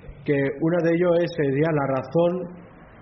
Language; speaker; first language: Spanish; native; Spanish